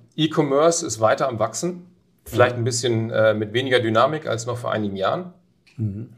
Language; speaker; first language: German; native; German